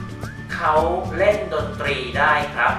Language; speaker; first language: Japanese; non-native, fluent; Thai